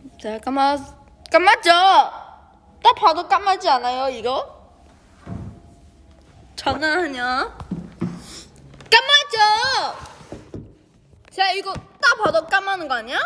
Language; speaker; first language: Korean; non-native, fluent; Chinese